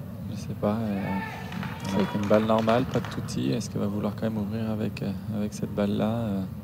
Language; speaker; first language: French; native; French